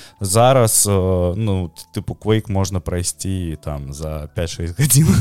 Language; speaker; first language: Belarusian; non-native, local second language; Russian